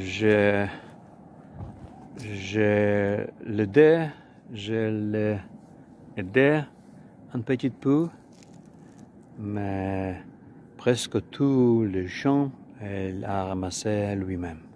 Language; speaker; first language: French; non-native, learner; Ukrainian